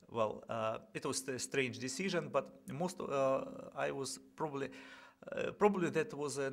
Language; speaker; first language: English; non-native, fluent; Russian